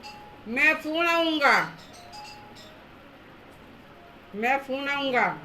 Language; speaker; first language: Hindi; non-native, learner; Bangla